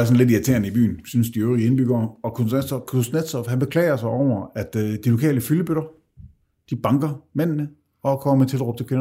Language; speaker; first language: Danish; native; Danish